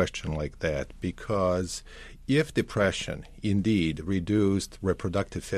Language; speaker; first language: English; non-native, fluent; Serbian